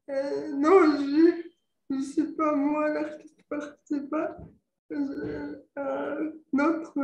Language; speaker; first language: French; non-native, local second language; Arabic